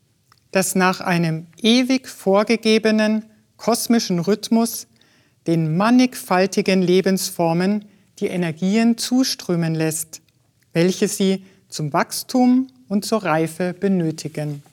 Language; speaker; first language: German; native; German